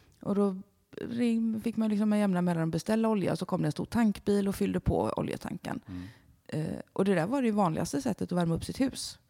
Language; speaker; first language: Swedish; native; Swedish